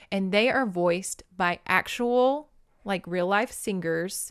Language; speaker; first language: English; native; English